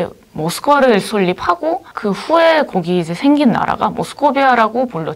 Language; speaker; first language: Korean; non-native, fluent; Ukrainian